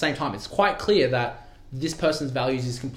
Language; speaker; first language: English; native; English